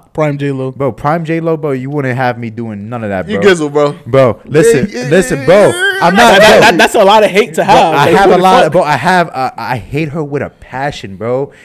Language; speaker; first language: English; native; English